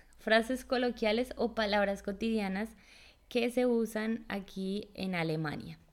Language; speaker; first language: Spanish; native; Spanish